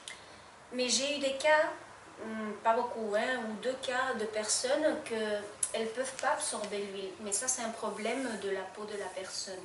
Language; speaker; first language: French; non-native, fluent; Spanish